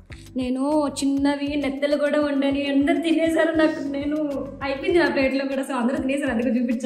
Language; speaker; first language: Telugu; native; Telugu